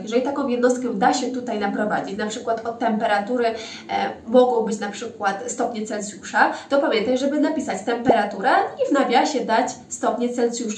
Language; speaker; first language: Polish; native; Polish